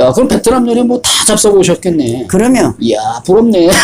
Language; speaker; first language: Korean; native; Korean